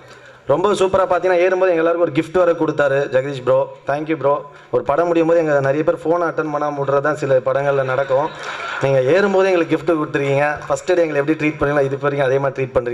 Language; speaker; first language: Tamil; native; Tamil